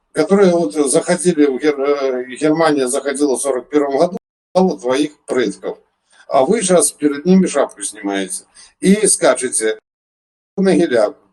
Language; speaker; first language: Russian; native; Russian